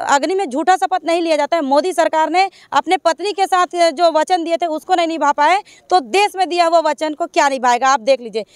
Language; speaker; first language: Hindi; native; Hindi